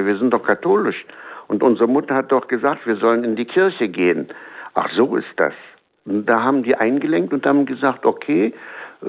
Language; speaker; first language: German; native; German